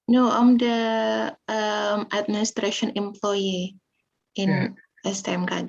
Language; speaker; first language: English; non-native, fluent; Indonesian